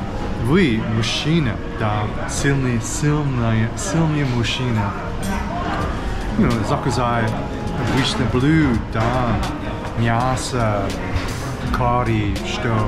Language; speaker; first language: Russian; non-native, learner; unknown